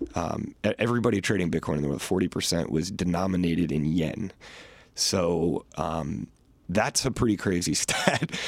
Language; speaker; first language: English; native; English